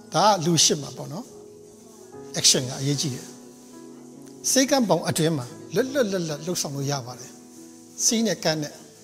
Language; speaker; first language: Burmese; non-native, local second language; Hakha Chin